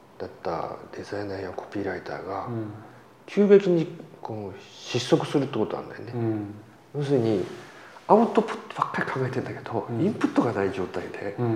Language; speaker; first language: Japanese; native; Japanese